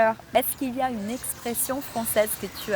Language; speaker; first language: French; non-native, fluent; Portuguese